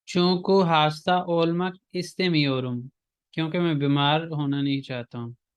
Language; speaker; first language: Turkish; non-native, fluent; Urdu